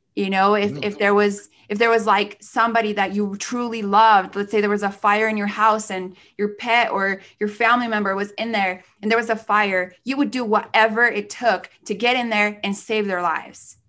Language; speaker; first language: English; early bilingual, other home language; Spanish